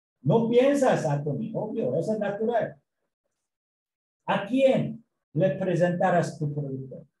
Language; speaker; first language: Spanish; non-native, learner; Korean